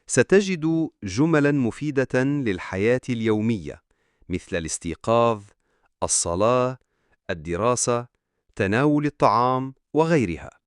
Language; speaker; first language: Arabic; non-native, fluent; Urdu